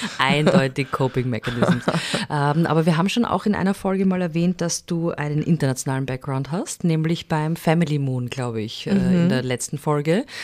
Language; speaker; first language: German; native; German